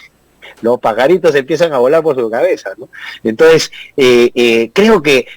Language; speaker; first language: Spanish; native; Spanish